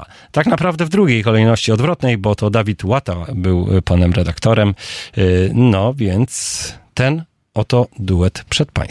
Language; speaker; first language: Polish; native; Polish